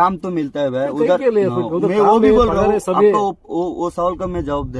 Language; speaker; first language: Hindi; non-native, fluent; Bangla